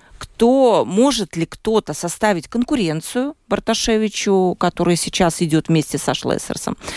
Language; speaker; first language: Russian; native; Russian